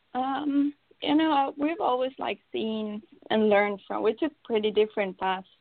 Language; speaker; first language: English; non-native, fluent; Swedish